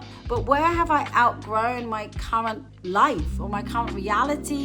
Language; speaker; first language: English; native; English